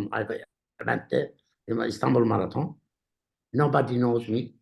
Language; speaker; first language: English; non-native, learner; Turkish